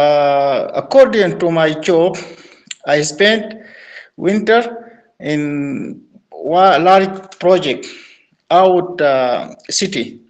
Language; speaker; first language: English; non-native, learner; Arabic